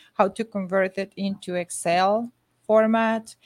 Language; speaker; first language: English; non-native, fluent; Spanish